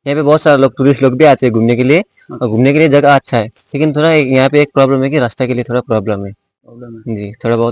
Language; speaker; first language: Hindi; non-native, local second language; Nepali